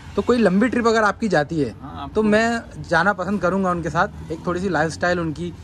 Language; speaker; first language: Hindi; native; Hindi